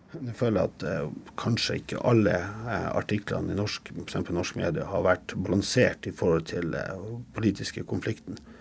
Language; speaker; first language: Norwegian; early bilingual, other home language; Russian